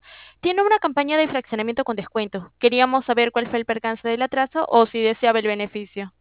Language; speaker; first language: Spanish; native; Spanish